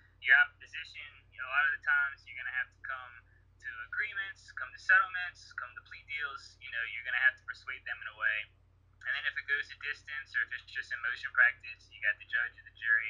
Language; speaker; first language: English; native; English